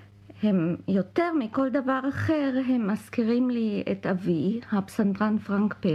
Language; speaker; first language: Hebrew; native; Hebrew